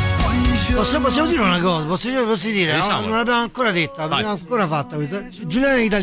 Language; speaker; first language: Italian; native; Italian